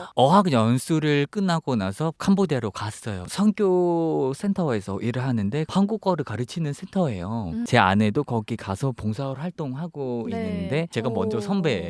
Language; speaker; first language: Korean; non-native, fluent; Khmer